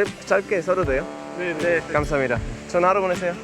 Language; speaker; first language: Korean; non-native, learner; English